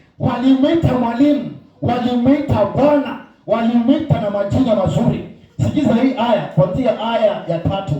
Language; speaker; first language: Swahili; non-native, local second language; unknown